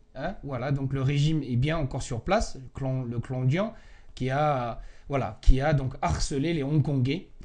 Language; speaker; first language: French; non-native, fluent; Chinese